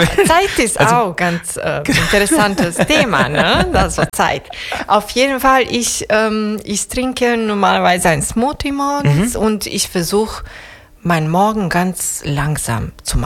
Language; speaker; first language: German; non-native, fluent; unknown